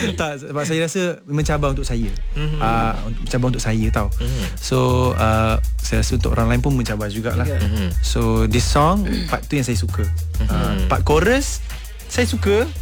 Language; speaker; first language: Malay; native; Malay